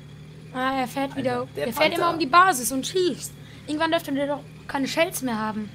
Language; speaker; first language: German; native; German